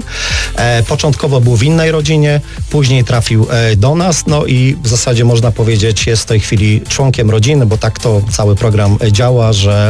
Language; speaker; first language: Polish; native; Polish